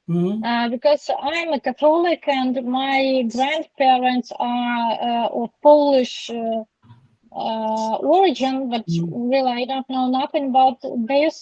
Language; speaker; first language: English; non-native, learner; Ukrainian